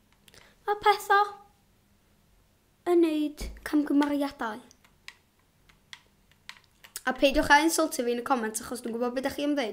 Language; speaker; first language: Welsh; non-native, local second language; English